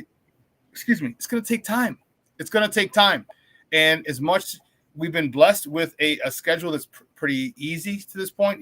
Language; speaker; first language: English; native; English